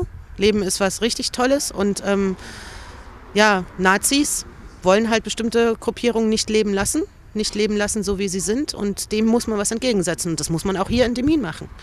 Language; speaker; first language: German; native; German